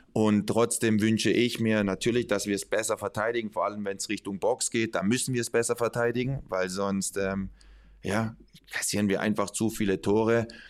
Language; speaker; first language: German; early bilingual, other home language; Spanish